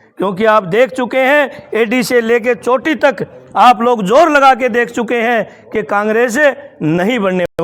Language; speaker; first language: Hindi; native; Hindi